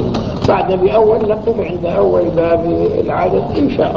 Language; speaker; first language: Arabic; native; Arabic